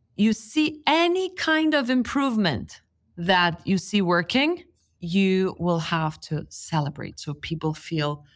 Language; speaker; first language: English; non-native, fluent; Lithuanian